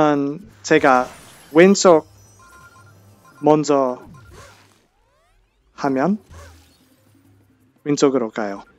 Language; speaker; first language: Korean; non-native, fluent; English